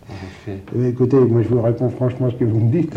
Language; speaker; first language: French; native; French